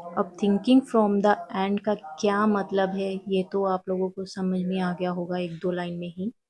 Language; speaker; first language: Hindi; non-native, local second language; Punjabi